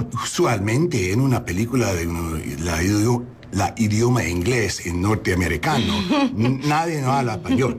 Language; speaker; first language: Spanish; non-native, learner; English